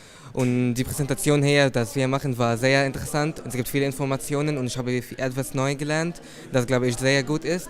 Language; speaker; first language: German; non-native, learner; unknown